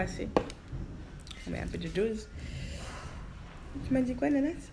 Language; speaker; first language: French; native; French